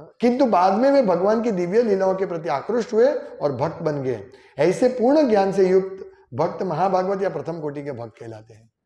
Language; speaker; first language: Hindi; non-native, local second language; Gujarati